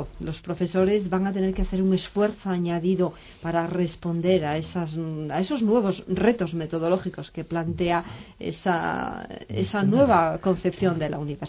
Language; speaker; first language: Spanish; native; Spanish